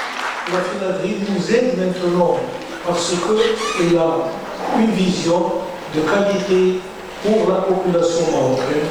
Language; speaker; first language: French; non-native, local second language; Arabic